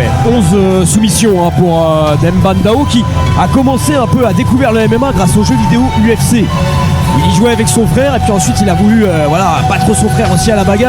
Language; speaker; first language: French; native; French